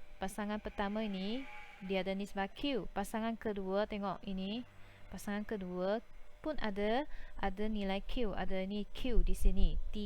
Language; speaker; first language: Malay; native; Malay